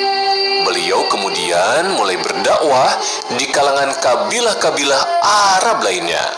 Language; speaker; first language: Indonesian; native; Indonesian